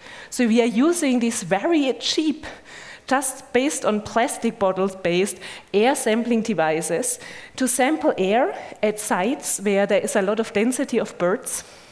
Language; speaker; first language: English; non-native, fluent; German